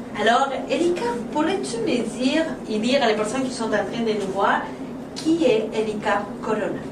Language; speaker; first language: French; non-native, fluent; Spanish